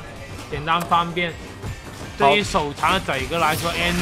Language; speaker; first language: Chinese; native; Chinese